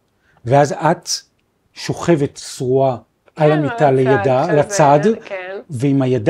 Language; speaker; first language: Hebrew; native; Hebrew